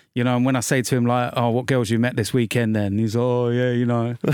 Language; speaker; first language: English; native; English